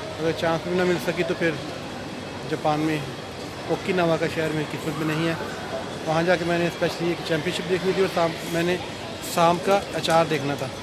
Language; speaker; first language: Hindi; non-native, local second language; Punjabi